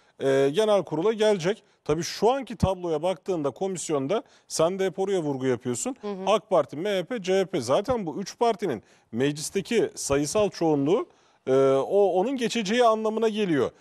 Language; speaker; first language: Turkish; native; Turkish